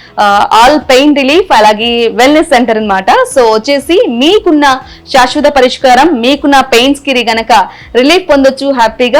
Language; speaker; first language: Telugu; native; Telugu